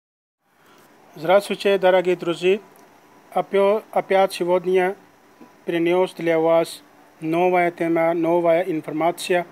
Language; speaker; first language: Russian; non-native, learner; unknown